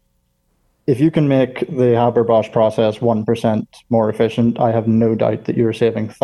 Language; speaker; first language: English; native; English